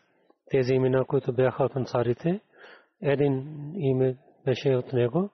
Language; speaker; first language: Bulgarian; non-native, learner; Urdu